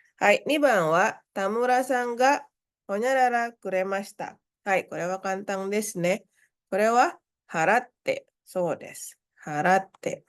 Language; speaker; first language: Japanese; non-native, fluent; Indonesian